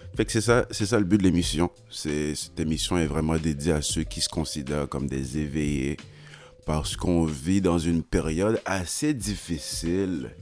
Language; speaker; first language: French; early bilingual, other home language; Haitian Creole